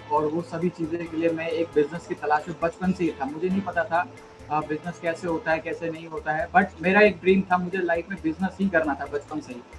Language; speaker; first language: Hindi; early bilingual, other home language; Nepali